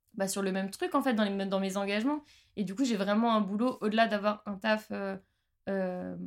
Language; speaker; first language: French; native; French